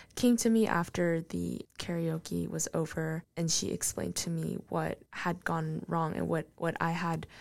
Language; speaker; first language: English; non-native, fluent; Korean